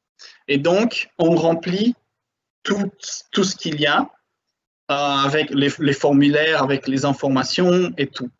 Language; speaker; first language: French; non-native, fluent; Portuguese